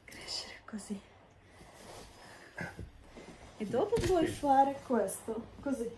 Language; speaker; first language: Italian; non-native, learner; Russian